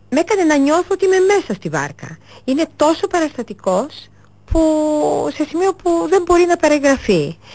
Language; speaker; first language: Greek; early bilingual, other home language; Turkish